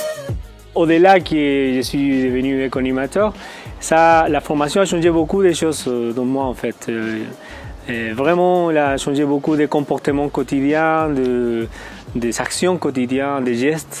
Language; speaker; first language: French; non-native, fluent; Spanish